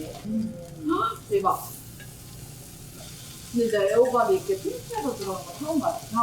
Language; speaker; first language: Korean; non-native, fluent; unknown